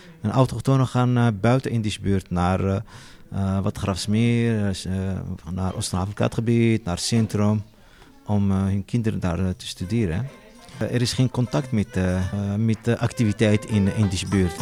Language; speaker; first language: Dutch; non-native, learner; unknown